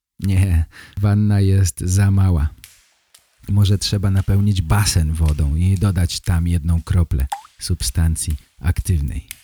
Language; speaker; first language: Polish; native; Polish